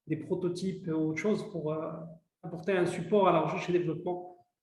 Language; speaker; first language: French; non-native, local second language; Arabic